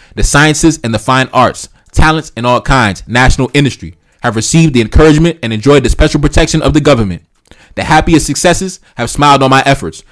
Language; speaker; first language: English; early bilingual, other home language; Haitian Creole